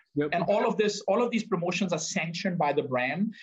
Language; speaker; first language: English; non-native, local second language; Punjabi